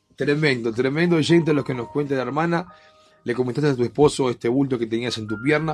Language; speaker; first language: Spanish; native; Spanish